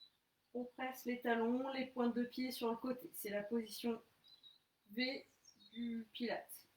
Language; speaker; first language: French; native; French